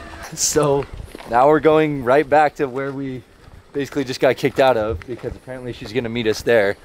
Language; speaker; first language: English; native; English